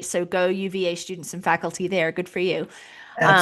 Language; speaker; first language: English; native; English